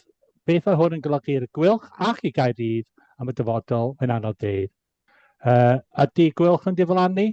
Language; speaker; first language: Welsh; non-native, fluent; English